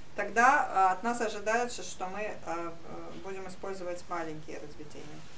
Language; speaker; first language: Russian; native; Russian